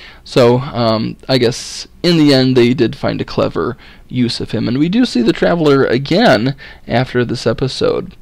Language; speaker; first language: English; native; English